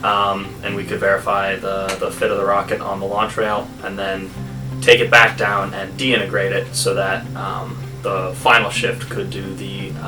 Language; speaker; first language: English; native; English